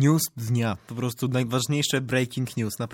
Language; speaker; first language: Polish; native; Polish